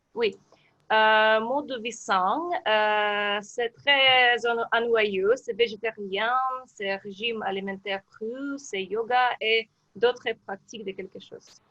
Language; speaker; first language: French; non-native, learner; Russian